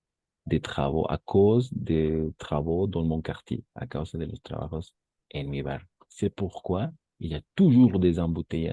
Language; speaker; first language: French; non-native, fluent; Spanish